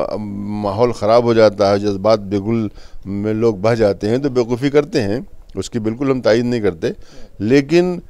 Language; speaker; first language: Urdu; native; Urdu